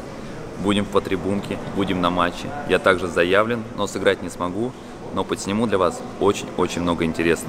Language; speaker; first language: Russian; native; Russian